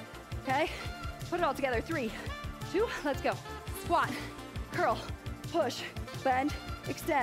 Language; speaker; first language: English; native; English